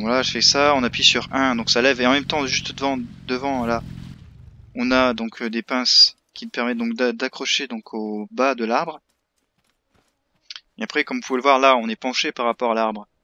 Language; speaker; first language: French; native; French